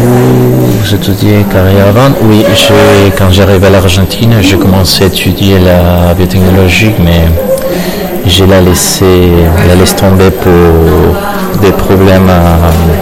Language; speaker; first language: French; non-native, learner; Spanish